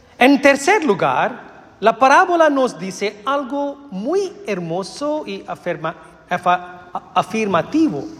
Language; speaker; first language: Spanish; non-native, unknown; Malayalam